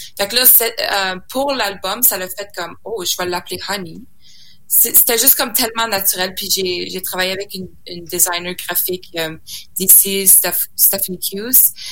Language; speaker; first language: French; native; French